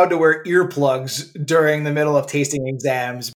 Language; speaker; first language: English; native; English